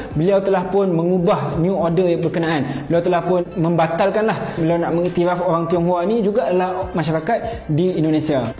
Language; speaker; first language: Malay; native; Malay